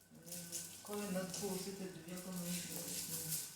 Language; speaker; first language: French; native; French